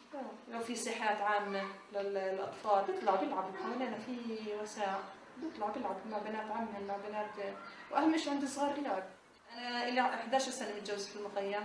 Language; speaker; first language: Arabic; native; Arabic